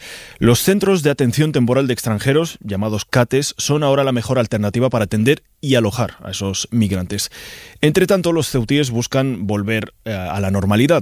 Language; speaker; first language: Spanish; native; Spanish